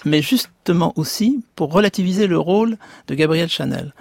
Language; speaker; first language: French; native; French